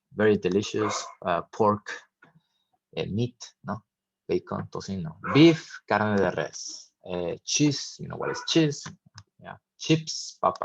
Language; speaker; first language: English; non-native, fluent; Spanish